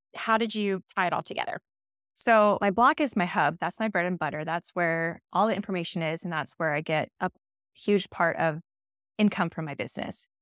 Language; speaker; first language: English; native; English